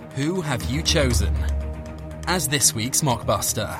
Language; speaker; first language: English; native; English